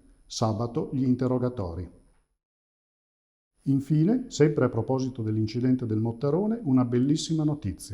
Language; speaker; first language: Italian; native; Italian